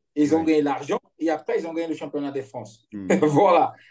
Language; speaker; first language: French; non-native, fluent; Portuguese